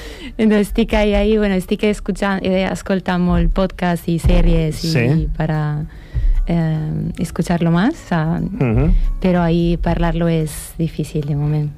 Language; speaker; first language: Catalan; non-native, learner; Italian